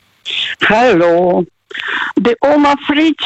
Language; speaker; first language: German; non-native, fluent; Russian